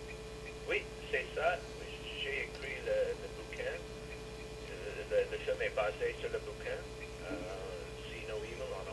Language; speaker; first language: French; non-native, learner; English